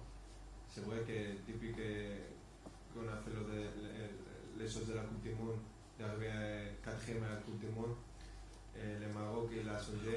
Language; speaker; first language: French; non-native, fluent; Spanish